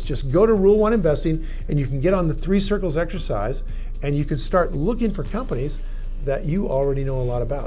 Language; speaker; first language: English; native; English